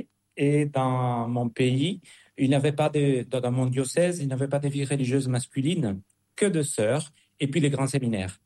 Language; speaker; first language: French; non-native, fluent; Spanish